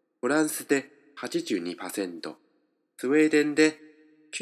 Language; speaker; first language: Japanese; non-native, fluent; Chinese